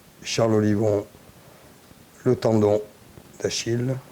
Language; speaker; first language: French; native; French